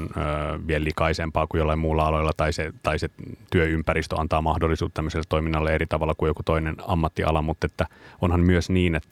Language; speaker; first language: Finnish; native; Finnish